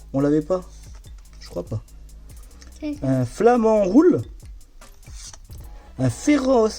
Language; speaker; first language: French; native; French